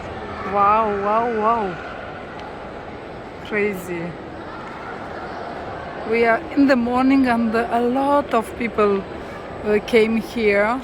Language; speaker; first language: English; non-native, learner; Romanian